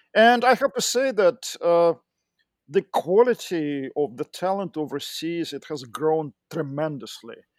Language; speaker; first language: English; non-native, fluent; Russian